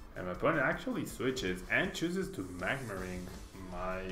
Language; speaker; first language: English; non-native, fluent; Spanish